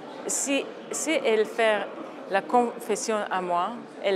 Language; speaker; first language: French; non-native, fluent; Hebrew